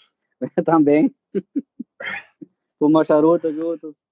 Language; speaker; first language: Portuguese; non-native, fluent; Italian